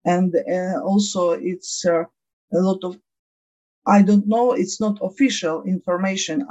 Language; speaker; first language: English; non-native, learner; Ukrainian